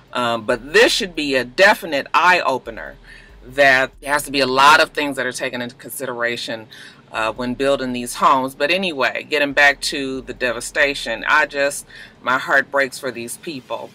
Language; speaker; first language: English; native; English